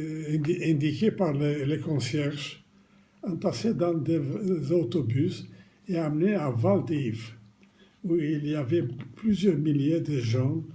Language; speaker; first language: French; non-native, fluent; Romanian